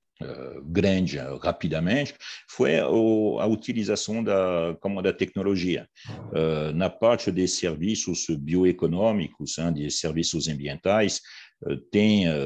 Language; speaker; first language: Portuguese; non-native, fluent; French